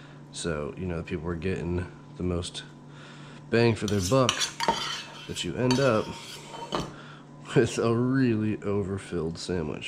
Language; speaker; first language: English; native; English